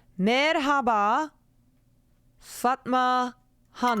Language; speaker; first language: Turkish; non-native, learner; English